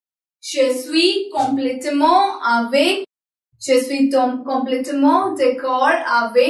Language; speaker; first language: French; non-native, learner; Hindi